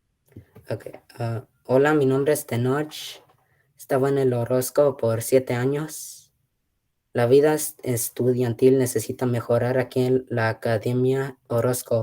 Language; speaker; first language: Spanish; early bilingual, heritage; Spanish